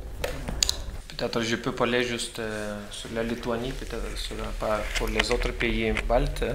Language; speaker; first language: French; non-native, fluent; Lithuanian